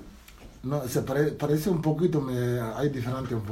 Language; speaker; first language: Spanish; non-native, learner; Wolof